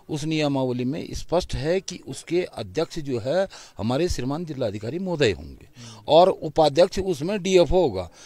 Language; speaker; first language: Hindi; native; Hindi